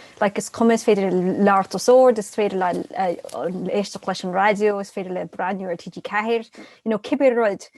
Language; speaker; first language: Irish; non-native, local second language; English